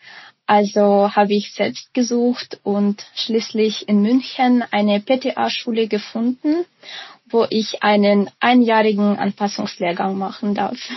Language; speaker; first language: German; non-native, fluent; Ukrainian